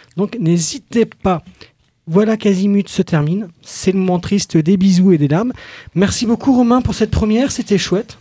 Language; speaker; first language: French; native; French